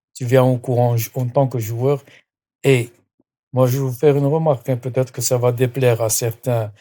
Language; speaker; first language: French; non-native, local second language; Arabic